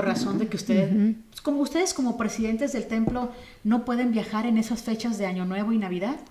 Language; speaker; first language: Spanish; native; Spanish